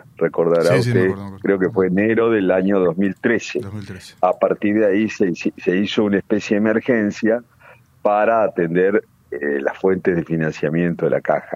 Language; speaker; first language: Spanish; native; Spanish